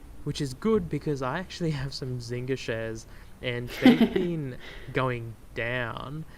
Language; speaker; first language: English; native; English